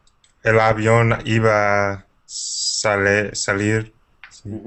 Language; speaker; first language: Spanish; non-native, fluent; English